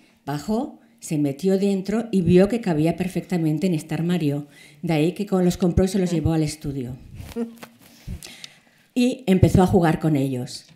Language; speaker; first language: Spanish; native; Spanish